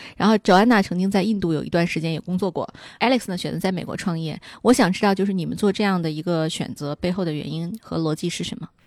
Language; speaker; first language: Chinese; native; Chinese